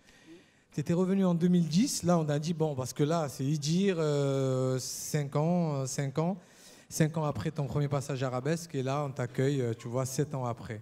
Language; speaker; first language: French; native; French